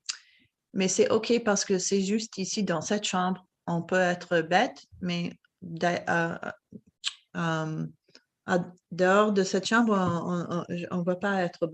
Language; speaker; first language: French; non-native, learner; English